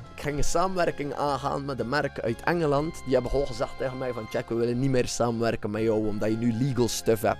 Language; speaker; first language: Dutch; native; Dutch